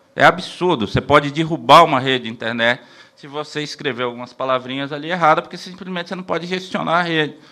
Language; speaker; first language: Portuguese; native; Portuguese